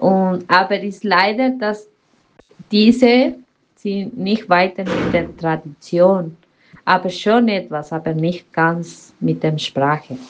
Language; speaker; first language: German; non-native, learner; Spanish